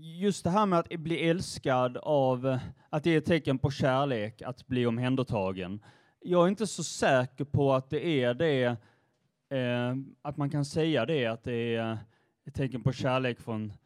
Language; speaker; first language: Swedish; native; Swedish